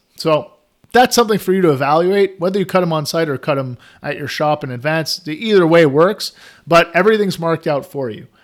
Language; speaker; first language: English; native; English